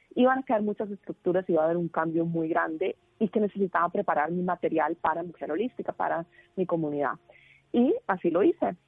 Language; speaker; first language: Spanish; native; Spanish